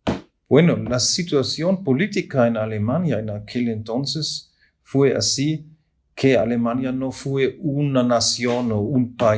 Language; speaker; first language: Spanish; non-native, fluent; German